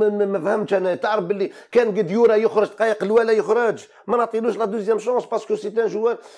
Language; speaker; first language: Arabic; native; Arabic